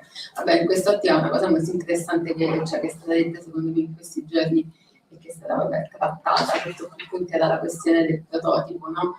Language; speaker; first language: Italian; native; Italian